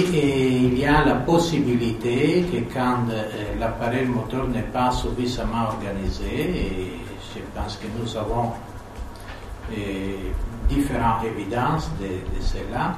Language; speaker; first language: French; non-native, fluent; Italian